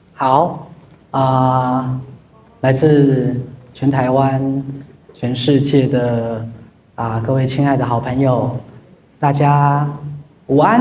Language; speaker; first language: Chinese; native; Chinese